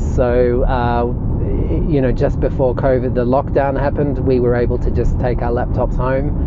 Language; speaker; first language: English; native; English